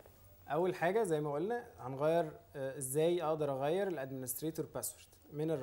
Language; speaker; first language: Arabic; native; Arabic